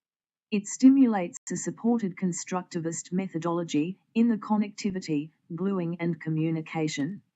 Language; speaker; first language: English; non-native, fluent; Portuguese